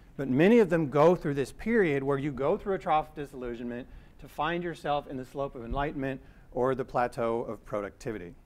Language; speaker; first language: English; native; English